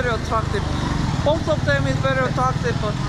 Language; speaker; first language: English; non-native, learner; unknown